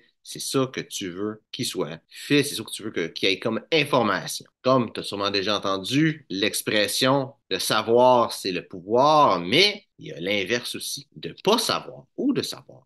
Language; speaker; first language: French; native; French